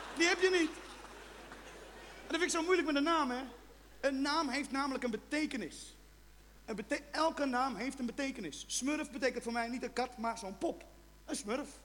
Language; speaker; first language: Dutch; non-native, fluent; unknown